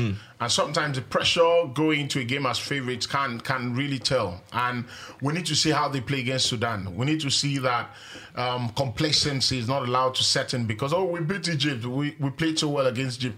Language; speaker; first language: English; non-native, local second language; Yoruba